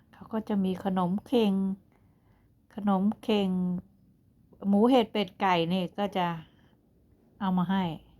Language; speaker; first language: Thai; native; Thai